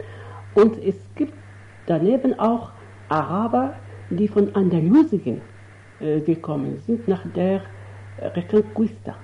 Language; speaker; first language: German; non-native, fluent; Arabic